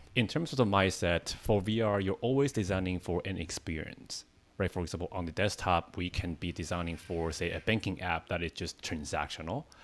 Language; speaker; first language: English; non-native, fluent; Chinese